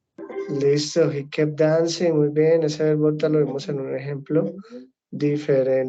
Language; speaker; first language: Spanish; native; Spanish